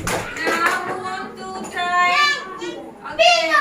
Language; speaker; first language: English; non-native, learner; Indonesian